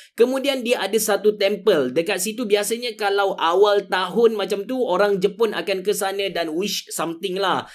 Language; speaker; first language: Malay; native; Malay